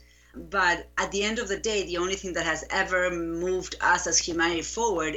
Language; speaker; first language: English; non-native, fluent; Spanish